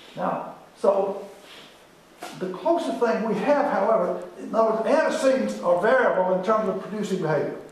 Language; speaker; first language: English; native; English